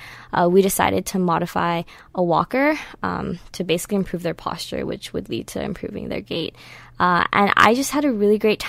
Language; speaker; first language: English; native; English